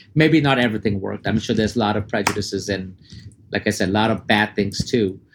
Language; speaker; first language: English; early bilingual, other home language; Arabic